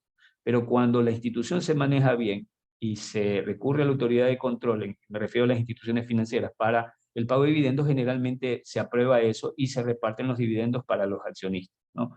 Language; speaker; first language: Spanish; native; Spanish